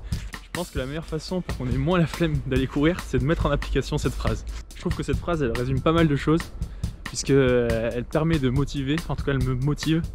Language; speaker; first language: French; native; French